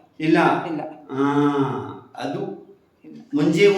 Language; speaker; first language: Kannada; non-native, learner; Tibetan